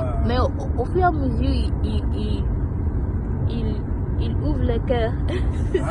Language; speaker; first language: French; non-native, fluent; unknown